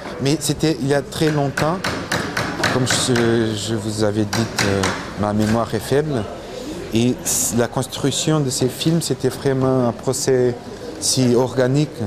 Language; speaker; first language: French; non-native, fluent; Portuguese